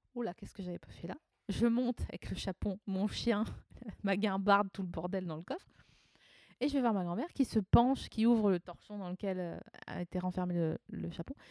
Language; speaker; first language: French; native; French